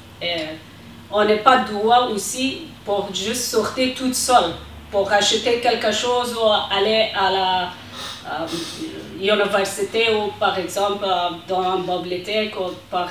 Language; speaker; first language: French; non-native, learner; Persian